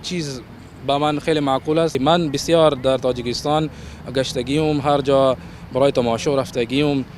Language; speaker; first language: Persian; non-native, learner; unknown